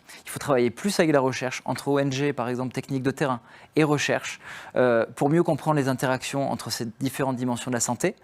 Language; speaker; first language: French; native; French